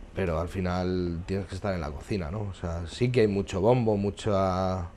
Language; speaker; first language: Spanish; native; Spanish